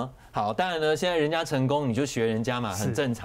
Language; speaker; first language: Chinese; native; Chinese